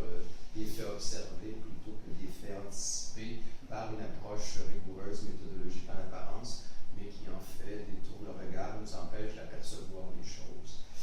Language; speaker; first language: French; native; French